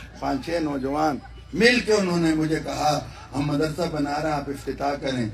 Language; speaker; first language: Urdu; non-native, local second language; Northern Hindko